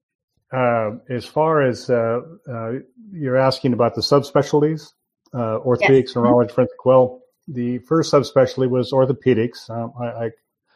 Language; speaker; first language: English; native; English